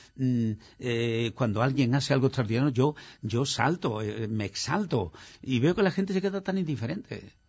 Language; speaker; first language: Spanish; native; Spanish